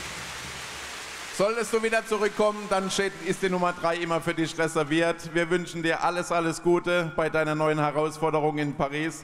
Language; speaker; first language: German; native; German